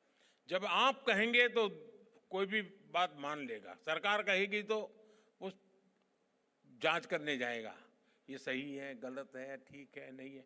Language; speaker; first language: Hindi; non-native, local second language; Gujarati